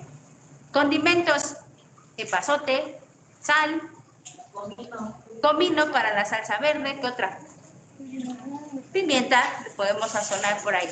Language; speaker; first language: Spanish; native; Spanish